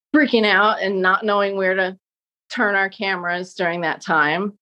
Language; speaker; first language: English; native; English